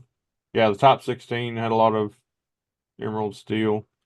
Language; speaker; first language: English; native; English